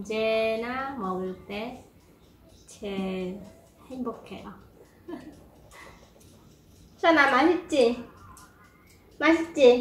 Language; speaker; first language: Korean; non-native, fluent; Khmer